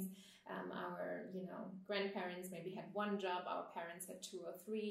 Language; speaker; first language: English; non-native, fluent; German